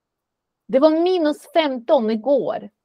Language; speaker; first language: Swedish; non-native, fluent; Russian